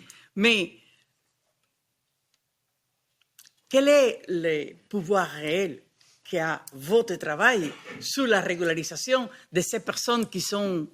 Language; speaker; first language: French; non-native, fluent; Spanish